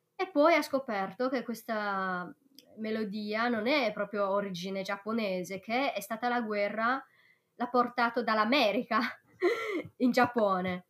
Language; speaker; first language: Italian; non-native, fluent; Chinese